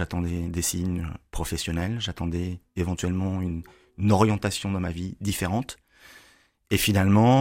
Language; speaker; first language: French; native; French